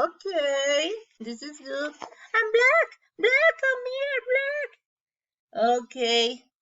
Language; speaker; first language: English; non-native, learner; Spanish